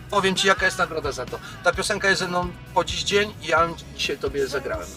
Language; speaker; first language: Polish; native; Polish